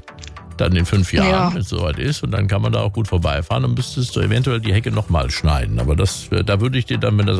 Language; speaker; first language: German; native; German